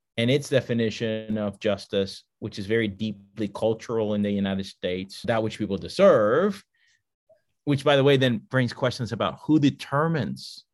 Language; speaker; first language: English; early bilingual, other home language; Spanish